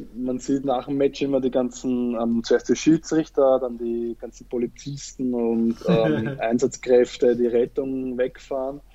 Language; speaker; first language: German; native; German